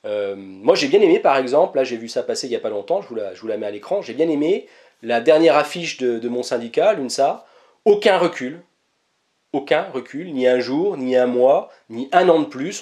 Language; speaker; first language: French; native; French